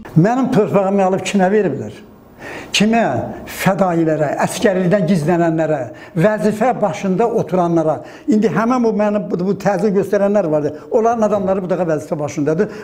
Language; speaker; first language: Azerbaijani; native; Azerbaijani